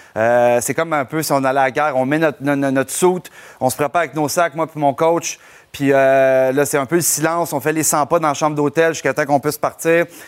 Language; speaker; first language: French; native; French